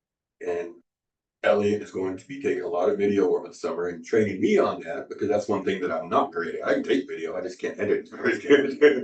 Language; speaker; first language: English; native; English